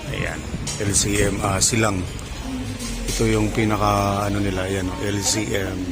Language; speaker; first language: Filipino; non-native, local second language; Bikol